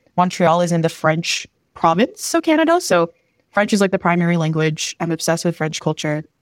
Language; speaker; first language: English; early bilingual, other home language; Filipino